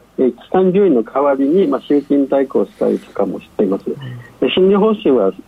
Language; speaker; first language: Japanese; non-native, fluent; Chinese